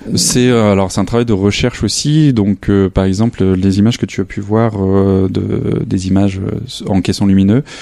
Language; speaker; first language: French; native; French